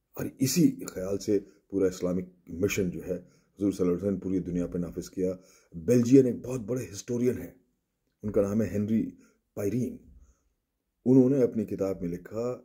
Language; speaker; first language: Urdu; native; Urdu